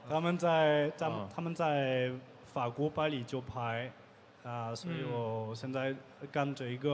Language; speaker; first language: Chinese; non-native, learner; French